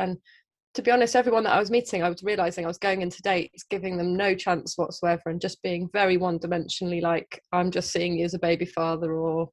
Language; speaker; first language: English; native; English